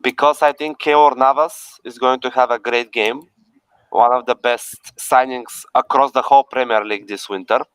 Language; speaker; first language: English; non-native, fluent; Bulgarian